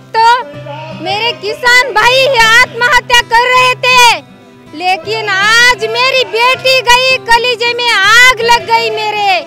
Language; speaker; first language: Hindi; non-native, local second language; Marathi